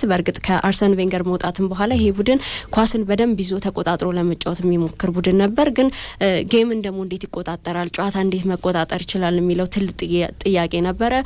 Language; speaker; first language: Amharic; native; Amharic